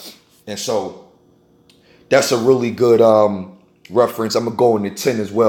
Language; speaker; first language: English; native; English